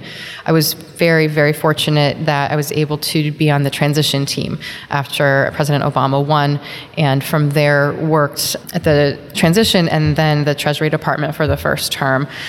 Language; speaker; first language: English; native; English